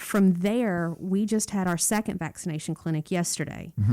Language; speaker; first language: English; native; English